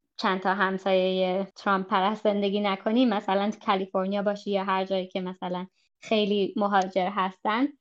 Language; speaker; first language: Persian; early bilingual, heritage; Persian